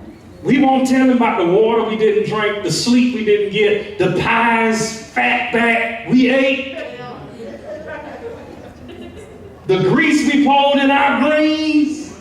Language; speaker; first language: English; native; English